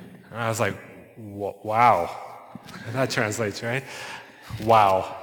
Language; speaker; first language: English; native; English